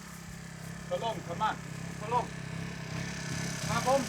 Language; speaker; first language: Indonesian; non-native, learner; English